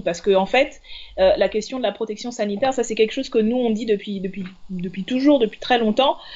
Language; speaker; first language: French; native; French